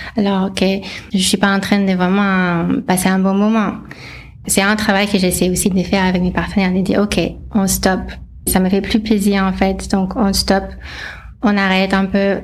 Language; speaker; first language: French; non-native, fluent; English